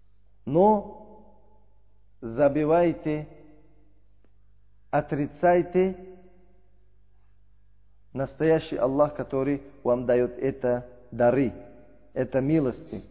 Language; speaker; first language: Russian; non-native, learner; Uzbek